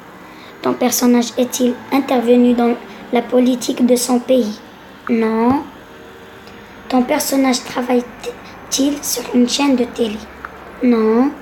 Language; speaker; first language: French; non-native, local second language; Arabic